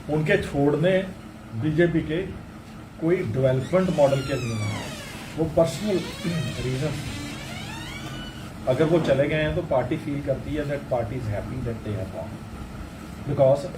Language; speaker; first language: Hindi; non-native, local second language; Punjabi